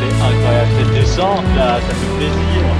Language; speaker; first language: French; native; French